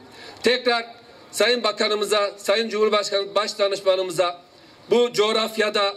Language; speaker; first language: Turkish; native; Turkish